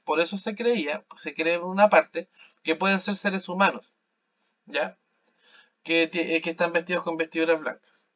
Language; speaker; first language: Spanish; native; Spanish